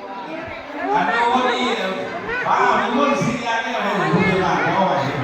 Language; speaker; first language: Thai; non-native, local second language; Northeastern Thai